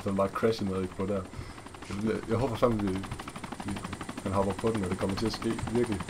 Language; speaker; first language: Danish; native; Danish